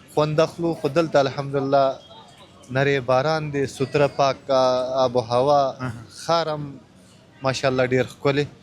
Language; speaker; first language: Pashto; non-native, local second language; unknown